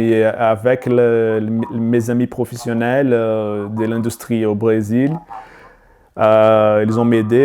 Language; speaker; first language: French; non-native, learner; Portuguese